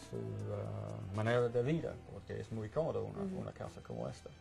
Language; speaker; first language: Spanish; non-native, learner; English